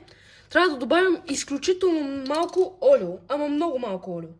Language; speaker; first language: Bulgarian; native; Bulgarian